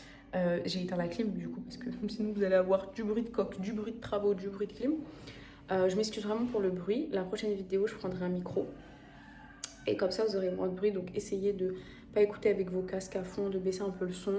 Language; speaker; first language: French; native; French